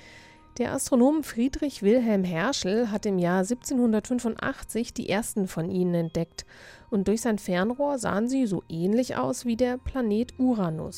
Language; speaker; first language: German; native; German